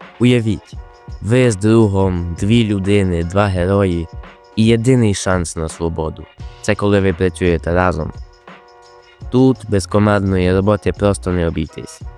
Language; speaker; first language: Ukrainian; native; Ukrainian